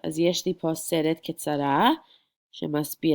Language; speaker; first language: Hebrew; non-native, fluent; English